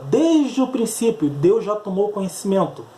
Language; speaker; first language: Portuguese; native; Portuguese